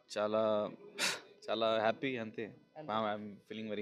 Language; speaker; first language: Telugu; non-native, local second language; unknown